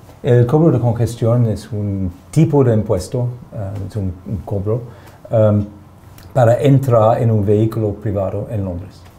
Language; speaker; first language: Spanish; non-native, fluent; English